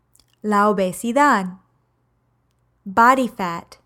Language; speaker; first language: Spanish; non-native, fluent; English